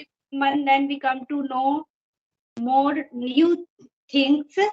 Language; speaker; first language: English; non-native, fluent; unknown